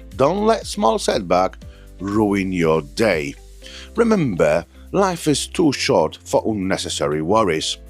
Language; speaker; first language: English; non-native, fluent; Polish